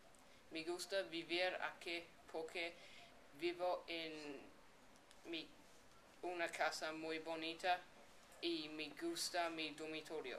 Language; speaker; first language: Spanish; non-native, learner; English